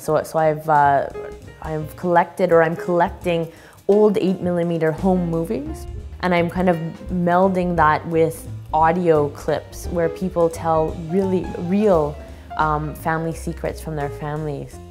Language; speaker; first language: English; native; English